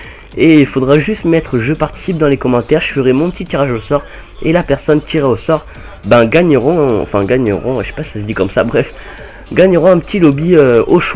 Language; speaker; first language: French; native; French